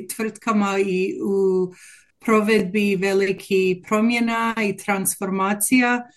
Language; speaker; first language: Croatian; early bilingual, heritage; Croatian